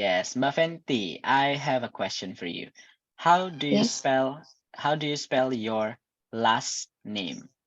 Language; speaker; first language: English; non-native, fluent; Indonesian